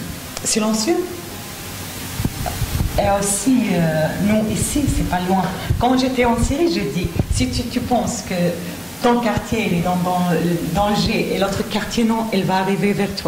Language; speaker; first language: French; non-native, fluent; Arabic